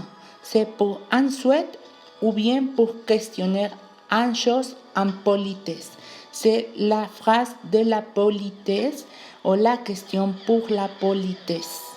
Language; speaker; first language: French; non-native, learner; Spanish